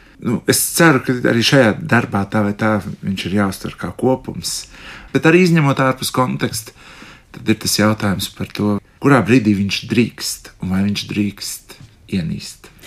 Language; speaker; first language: Latvian; native; Latvian